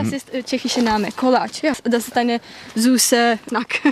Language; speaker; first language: German; non-native, fluent; Czech